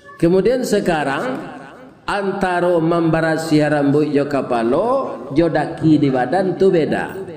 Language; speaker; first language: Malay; non-native, local second language; Minangkabau